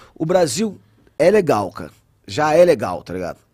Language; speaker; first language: Portuguese; native; Portuguese